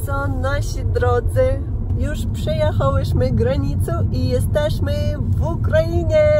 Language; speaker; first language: Polish; non-native, learner; Ukrainian